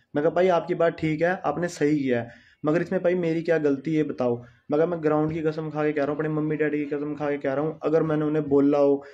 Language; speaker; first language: Hindi; non-native, local second language; Punjabi